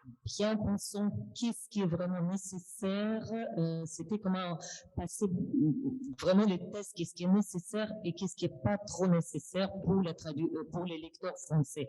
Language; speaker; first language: French; non-native, fluent; Russian